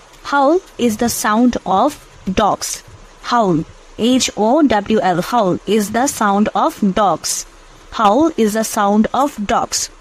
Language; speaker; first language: English; non-native, local second language; Bangla